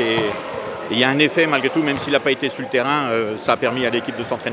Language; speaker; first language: French; native; French